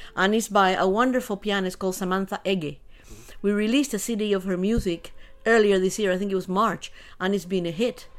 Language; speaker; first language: English; early bilingual, other home language; Spanish